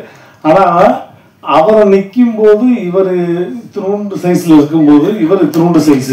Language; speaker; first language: Tamil; native; Tamil